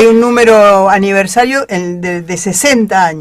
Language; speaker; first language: Spanish; native; Spanish